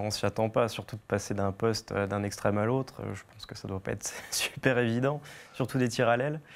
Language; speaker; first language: French; native; French